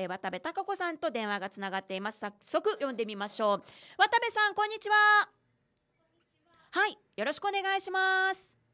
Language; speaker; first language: Japanese; native; Japanese